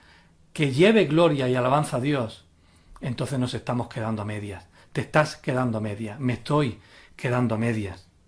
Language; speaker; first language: Spanish; native; Spanish